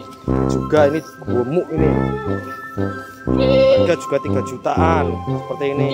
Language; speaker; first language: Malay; non-native, local second language; Javanese